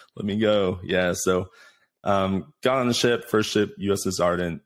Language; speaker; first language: English; native; English